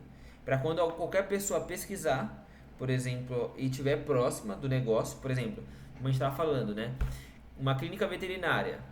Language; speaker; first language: Portuguese; native; Portuguese